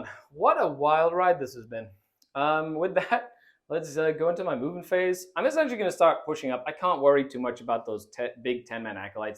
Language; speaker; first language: English; native; English